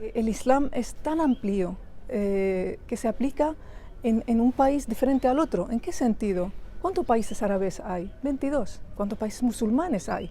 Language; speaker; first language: Spanish; early bilingual, other home language; Arabic